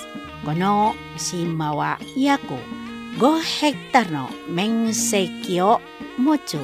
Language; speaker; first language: Japanese; non-native, fluent; Indonesian